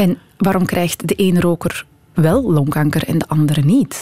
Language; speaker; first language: Dutch; native; Dutch